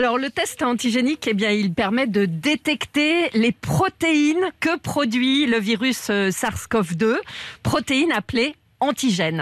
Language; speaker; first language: French; native; French